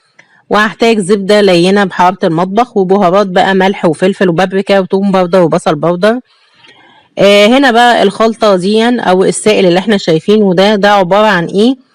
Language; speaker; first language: Arabic; native; Arabic